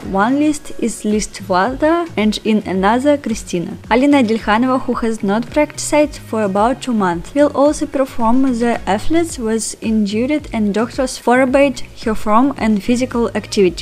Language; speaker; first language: English; non-native, learner; Russian